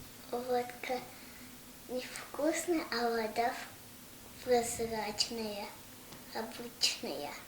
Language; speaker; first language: Russian; non-native, local second language; Yakut